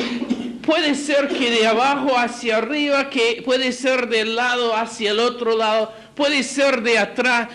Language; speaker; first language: Spanish; non-native, fluent; English